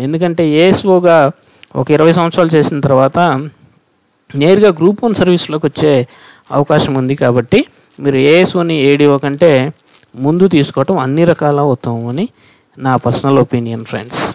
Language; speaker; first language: Telugu; native; Telugu